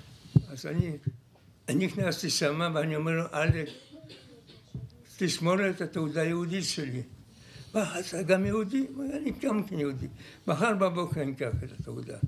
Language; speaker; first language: Hebrew; non-native, fluent; Polish